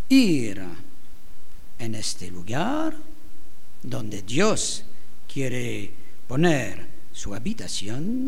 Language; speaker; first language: Spanish; non-native, fluent; French